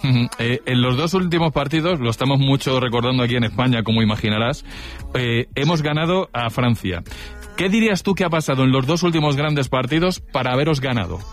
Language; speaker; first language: Spanish; native; Spanish